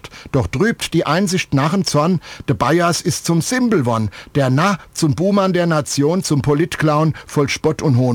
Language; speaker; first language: German; native; German